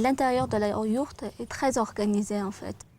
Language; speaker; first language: French; non-native, fluent; Mongolian